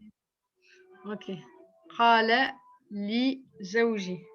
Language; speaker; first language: Arabic; non-native, learner; French